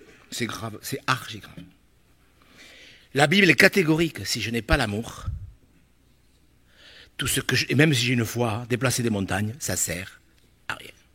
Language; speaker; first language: French; native; French